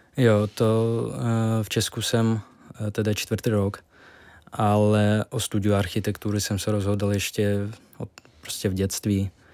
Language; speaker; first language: Czech; non-native, fluent; Russian